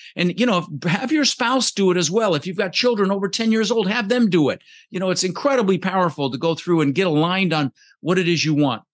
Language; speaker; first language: English; early bilingual, other home language; Dutch